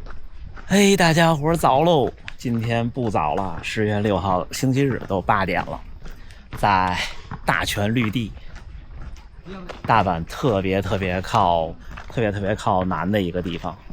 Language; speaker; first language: Chinese; native; Chinese